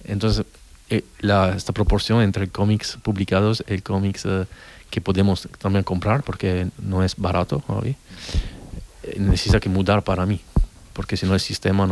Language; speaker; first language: Spanish; non-native, learner; Italian